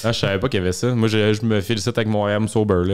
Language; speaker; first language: French; native; French